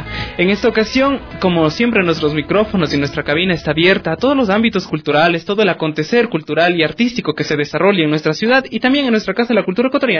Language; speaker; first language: Spanish; native; Spanish